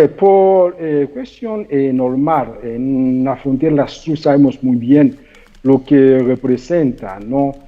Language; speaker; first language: Spanish; non-native, fluent; Haitian Creole